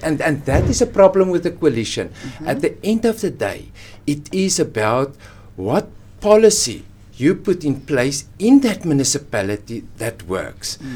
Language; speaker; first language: English; non-native, local second language; Afrikaans